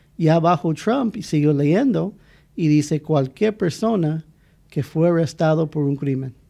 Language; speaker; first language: Spanish; non-native, fluent; English